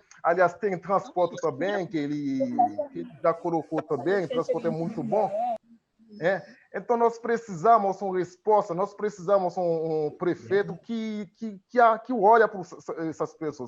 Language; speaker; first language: Portuguese; non-native, fluent; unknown